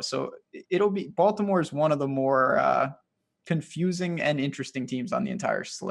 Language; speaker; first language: English; native; English